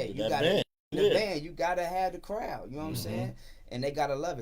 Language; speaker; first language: English; native; English